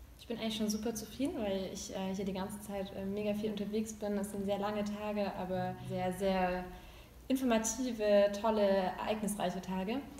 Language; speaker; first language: German; native; German